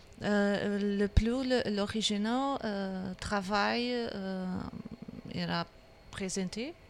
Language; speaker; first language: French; non-native, learner; Portuguese